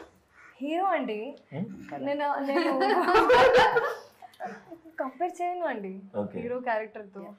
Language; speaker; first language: Telugu; non-native, fluent; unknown